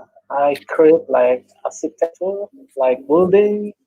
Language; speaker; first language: English; non-native, learner; Indonesian